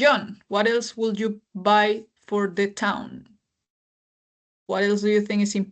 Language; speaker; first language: English; non-native, fluent; Spanish